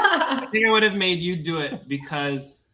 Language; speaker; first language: English; native; English